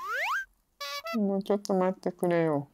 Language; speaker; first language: Japanese; native; Japanese